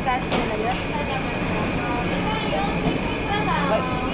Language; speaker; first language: Japanese; native; Japanese